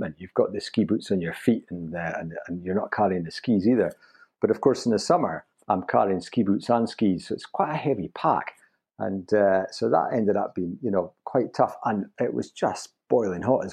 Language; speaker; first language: English; native; English